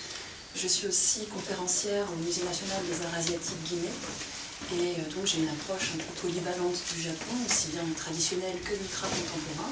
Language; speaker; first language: French; native; French